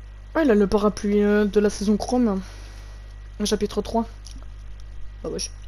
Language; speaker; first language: French; native; French